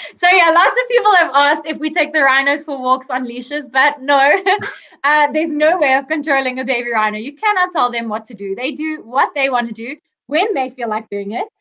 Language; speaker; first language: English; native; English